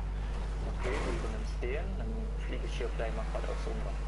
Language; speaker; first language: German; native; German